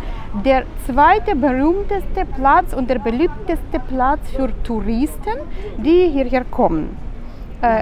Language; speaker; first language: German; non-native, learner; Russian